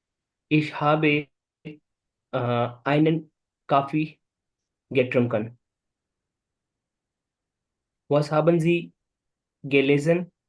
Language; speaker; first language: German; non-native, learner; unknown